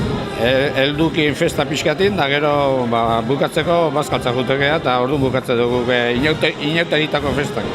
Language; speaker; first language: Basque; native; Basque